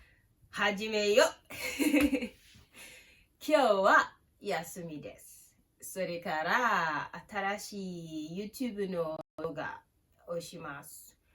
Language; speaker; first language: Japanese; non-native, learner; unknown